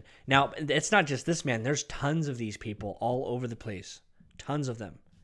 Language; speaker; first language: English; native; English